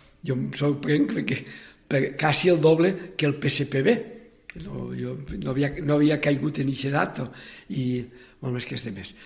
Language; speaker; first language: Catalan; native; Catalan